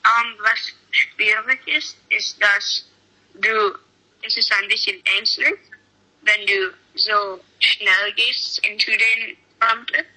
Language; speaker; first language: German; non-native, learner; English